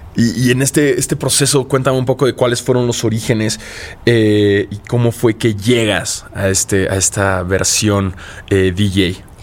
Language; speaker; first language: Spanish; native; Spanish